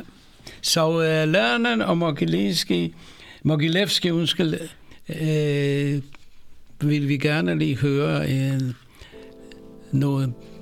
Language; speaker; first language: Danish; non-native, fluent; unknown